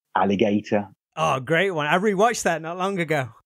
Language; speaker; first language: English; native; English